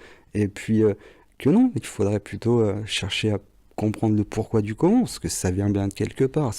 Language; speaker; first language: French; native; French